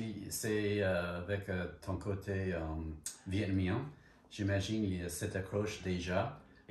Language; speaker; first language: French; non-native, fluent; English